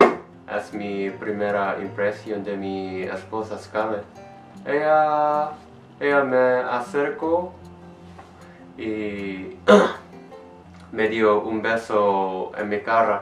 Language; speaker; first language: Spanish; non-native, learner; Korean